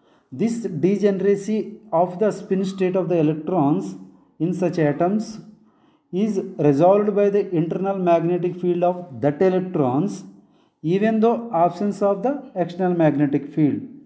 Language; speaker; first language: English; non-native, local second language; Telugu